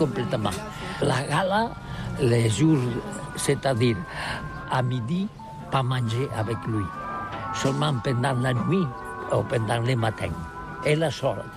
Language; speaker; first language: French; non-native, learner; Catalan